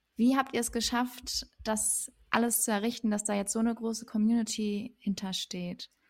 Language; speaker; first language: German; native; German